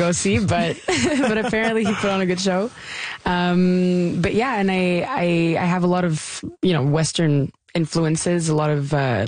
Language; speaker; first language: English; native; English